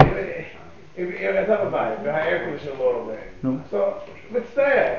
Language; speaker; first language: Hebrew; non-native, learner; English